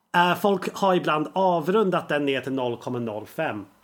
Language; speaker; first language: Swedish; non-native, fluent; English